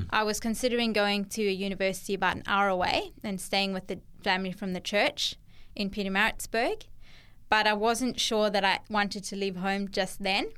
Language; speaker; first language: English; native; English